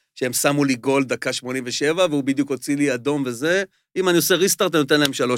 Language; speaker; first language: Hebrew; native; Hebrew